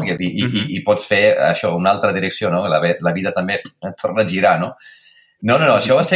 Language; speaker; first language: Catalan; non-native, fluent; Icelandic